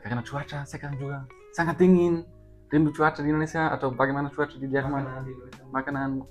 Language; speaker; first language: Indonesian; non-native, learner; German